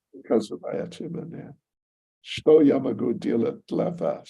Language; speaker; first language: Russian; non-native, learner; English